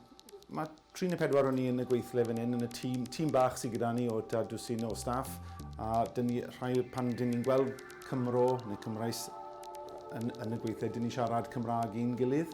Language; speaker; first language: Welsh; native; Welsh